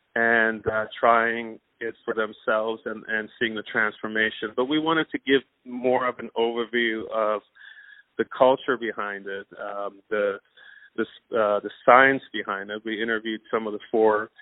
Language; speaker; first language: English; non-native, fluent; Persian